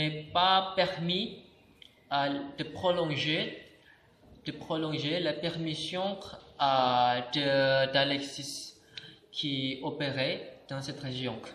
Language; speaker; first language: French; non-native, learner; Indonesian